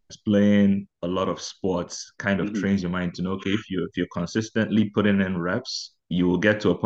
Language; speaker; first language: English; non-native, local second language; Igbo